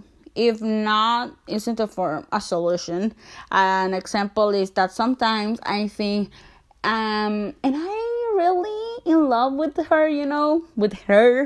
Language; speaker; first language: English; non-native, learner; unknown